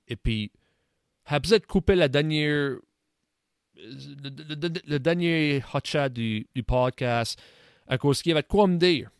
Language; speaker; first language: French; native; French